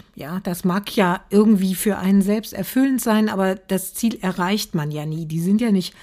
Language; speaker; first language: German; native; German